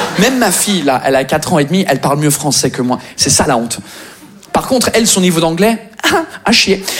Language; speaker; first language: French; non-native, fluent; English